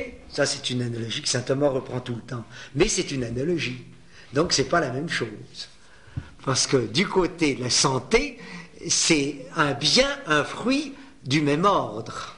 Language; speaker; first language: French; native; French